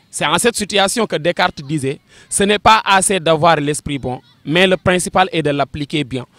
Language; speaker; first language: French; non-native, local second language; Wolof